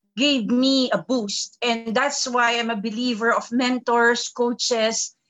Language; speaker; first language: English; non-native, local second language; Filipino